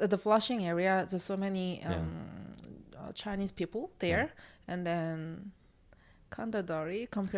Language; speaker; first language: English; non-native, learner; Korean